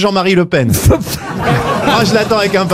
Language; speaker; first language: French; native; French